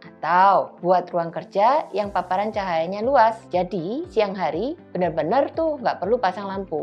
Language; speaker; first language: Indonesian; native; Indonesian